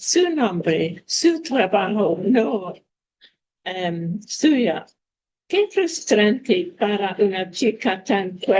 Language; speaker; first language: Spanish; non-native, fluent; English